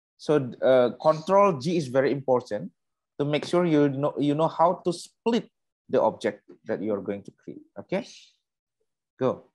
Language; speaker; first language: English; non-native, learner; Indonesian